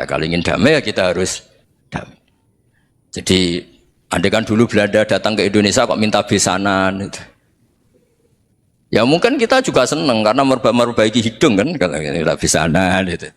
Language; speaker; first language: Indonesian; non-native, local second language; Javanese